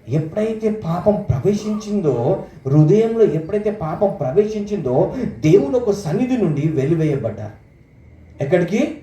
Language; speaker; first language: Telugu; non-native, local second language; Marathi